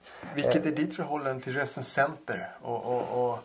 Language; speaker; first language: Swedish; native; Swedish